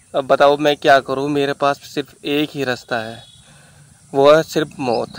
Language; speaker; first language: Hindi; native; Hindi